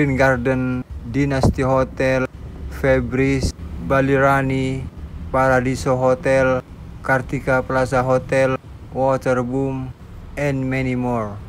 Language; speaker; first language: English; non-native, learner; Indonesian